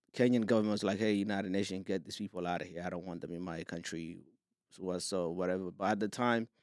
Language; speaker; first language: English; non-native, fluent; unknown